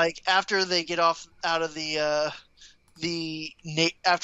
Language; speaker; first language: English; native; English